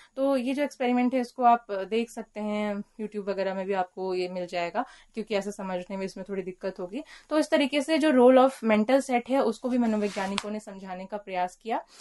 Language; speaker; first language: Hindi; native; Hindi